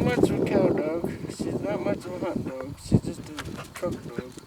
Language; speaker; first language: English; native; English